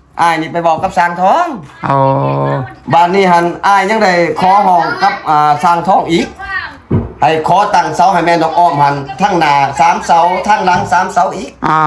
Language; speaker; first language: Thai; non-native, local second language; Lao